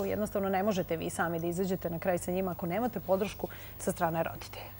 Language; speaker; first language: Serbian; native; Serbian